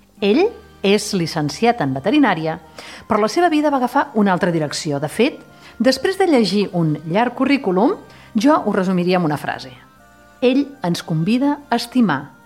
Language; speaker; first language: Catalan; native; Catalan